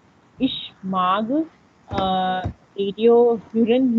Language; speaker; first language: German; non-native, learner; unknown